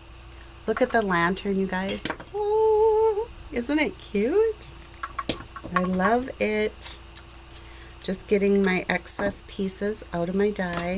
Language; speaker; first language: English; native; English